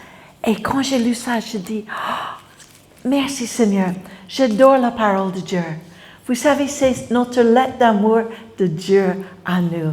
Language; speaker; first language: French; non-native, fluent; English